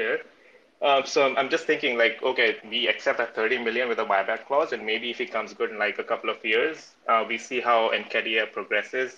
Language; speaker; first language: English; non-native, local second language; Hindi